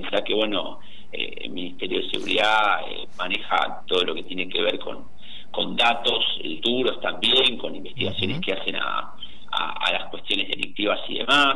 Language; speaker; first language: Spanish; native; Spanish